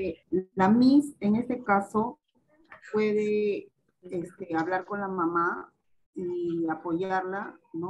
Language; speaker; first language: Spanish; native; Spanish